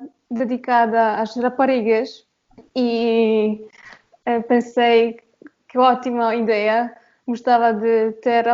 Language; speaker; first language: Portuguese; non-native, fluent; Polish